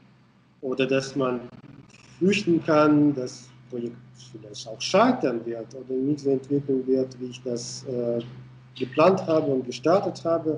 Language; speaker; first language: German; non-native, fluent; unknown